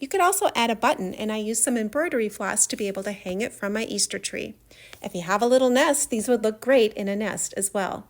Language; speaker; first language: English; native; English